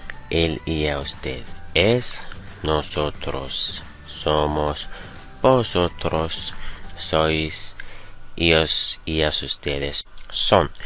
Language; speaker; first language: Spanish; non-native, fluent; Arabic